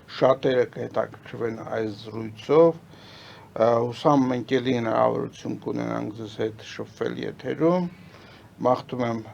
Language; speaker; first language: Armenian; native; Armenian